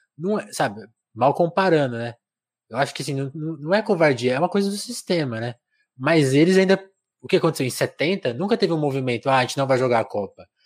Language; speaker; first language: Portuguese; native; Portuguese